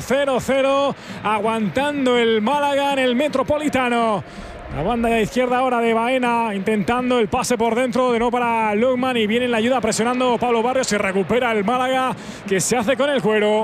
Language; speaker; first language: Spanish; native; Spanish